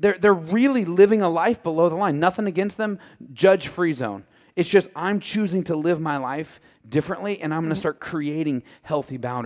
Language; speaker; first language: English; native; English